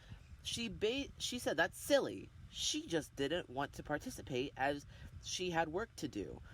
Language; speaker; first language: English; native; English